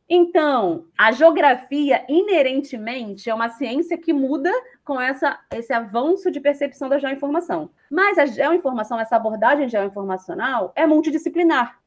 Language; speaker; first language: Portuguese; native; Portuguese